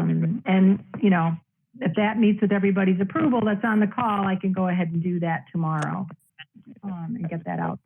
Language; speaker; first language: English; native; English